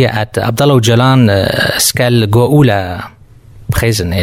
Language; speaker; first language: Danish; non-native, learner; Kurdish